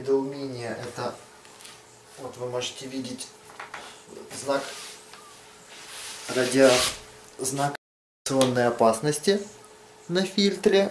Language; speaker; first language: Russian; native; Russian